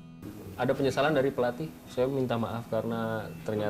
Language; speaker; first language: Indonesian; native; Indonesian